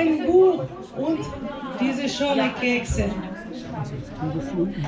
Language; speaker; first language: German; non-native, learner; Ukrainian